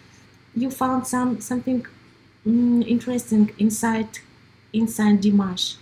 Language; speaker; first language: English; non-native, learner; Russian